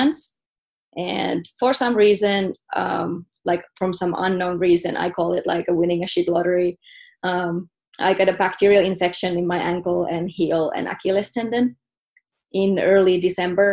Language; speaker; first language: English; non-native, fluent; Finnish